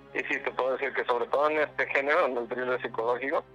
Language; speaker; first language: Spanish; native; Spanish